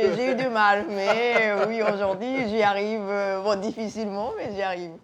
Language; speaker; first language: French; non-native, fluent; Japanese